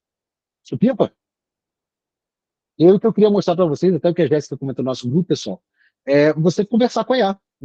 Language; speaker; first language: Portuguese; native; Portuguese